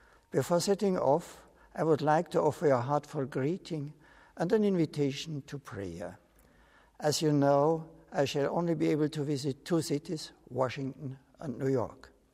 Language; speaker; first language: English; non-native, fluent; German